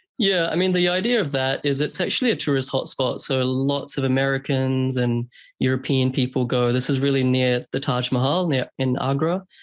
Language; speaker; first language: English; early bilingual, other home language; Hindi